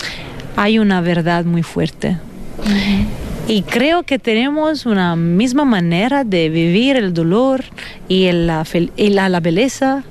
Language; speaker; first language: Spanish; non-native, fluent; Italian